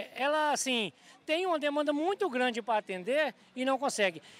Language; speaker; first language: Portuguese; native; Portuguese